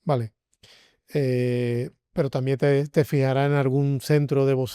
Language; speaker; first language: Spanish; native; Spanish